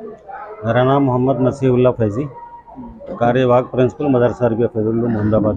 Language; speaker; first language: Hindi; native; Hindi